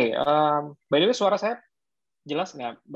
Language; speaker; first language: Indonesian; native; Indonesian